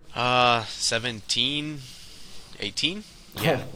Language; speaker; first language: English; non-native, fluent; Spanish